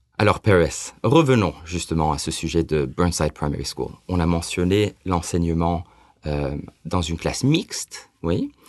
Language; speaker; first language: French; native; French